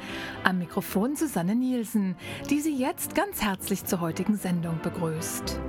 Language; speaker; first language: German; native; German